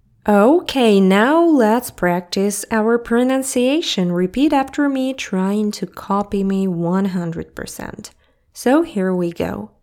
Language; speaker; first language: English; non-native, fluent; Russian